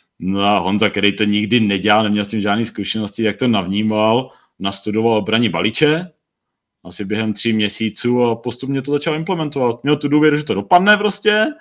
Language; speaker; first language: Czech; native; Czech